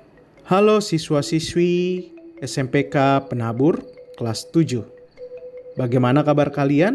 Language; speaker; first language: Indonesian; native; Indonesian